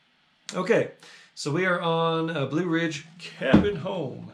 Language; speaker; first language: English; native; English